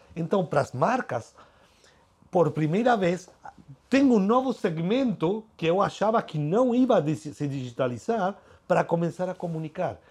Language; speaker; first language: Portuguese; non-native, fluent; Spanish